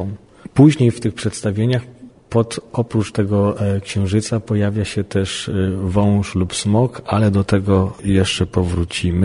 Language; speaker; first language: Polish; native; Polish